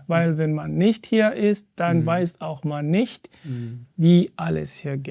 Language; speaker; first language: German; non-native, learner; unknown